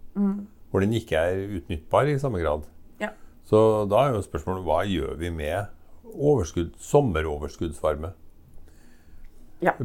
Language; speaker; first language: Norwegian; native; Norwegian